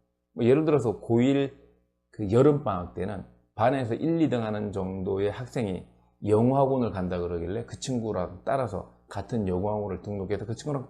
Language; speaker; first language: Korean; native; Korean